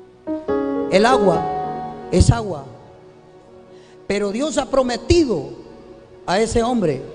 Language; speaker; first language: Spanish; native; Spanish